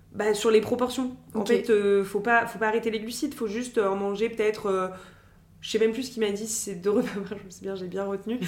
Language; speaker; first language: French; native; French